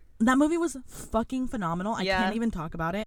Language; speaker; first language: English; early bilingual, other home language; Spanish